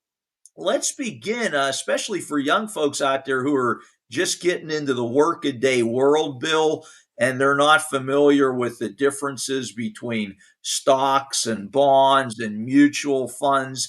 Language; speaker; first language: English; native; English